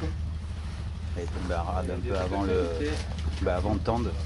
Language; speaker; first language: French; native; French